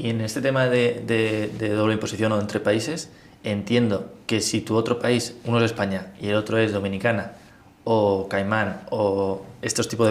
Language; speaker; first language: Spanish; native; Spanish